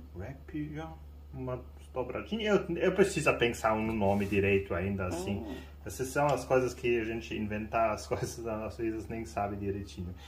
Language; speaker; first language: Portuguese; non-native, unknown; German